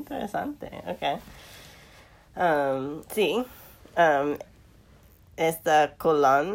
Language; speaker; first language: Spanish; non-native, learner; English